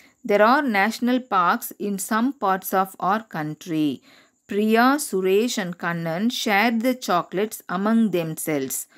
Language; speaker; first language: English; non-native, local second language; Tamil